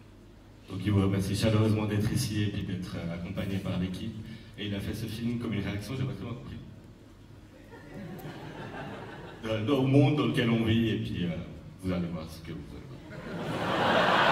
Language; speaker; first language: French; native; French